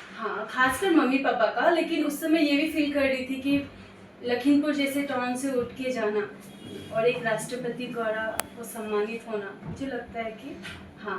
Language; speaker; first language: Hindi; non-native, local second language; Bhojpuri